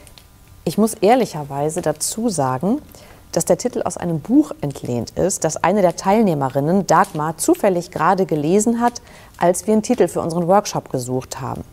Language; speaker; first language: German; native; German